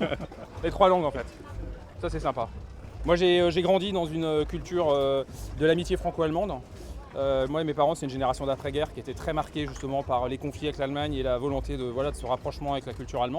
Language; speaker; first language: French; native; French